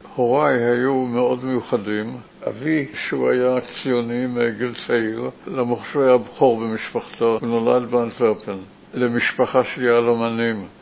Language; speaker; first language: Hebrew; native; Hebrew